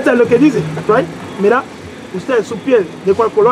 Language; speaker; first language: Spanish; non-native, learner; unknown